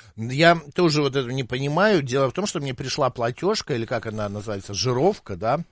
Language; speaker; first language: Russian; native; Russian